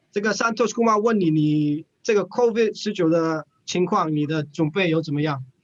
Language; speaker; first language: Chinese; non-native, fluent; English